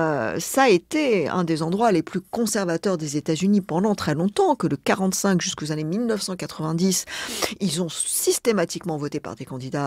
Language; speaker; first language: French; native; French